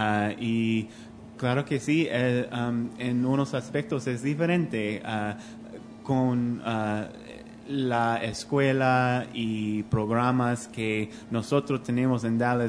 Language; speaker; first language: Spanish; non-native, fluent; English